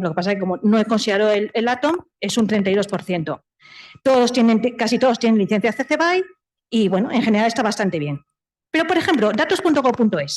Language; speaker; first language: Spanish; native; Spanish